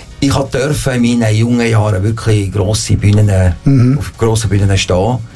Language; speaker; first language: German; non-native, fluent; Italian